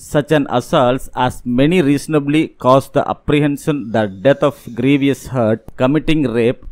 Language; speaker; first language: English; non-native, local second language; Tamil